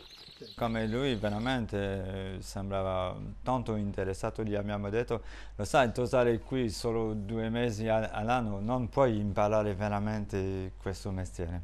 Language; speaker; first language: Italian; non-native, fluent; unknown